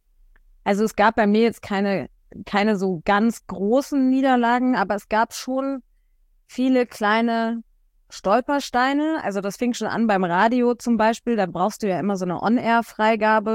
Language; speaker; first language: German; native; German